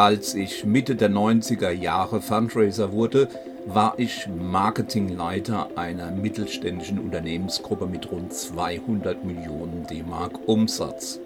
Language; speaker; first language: German; native; German